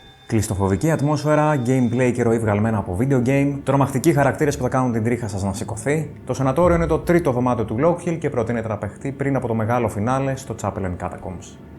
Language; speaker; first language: Greek; native; Greek